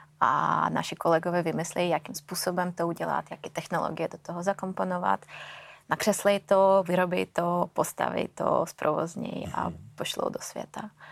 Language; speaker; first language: Czech; native; Czech